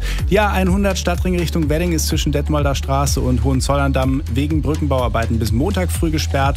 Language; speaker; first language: German; native; German